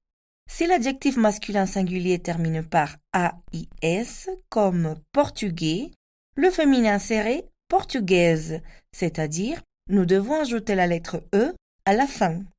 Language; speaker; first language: French; non-native, fluent; Spanish